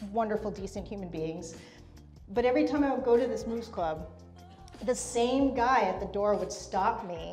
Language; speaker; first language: English; native; English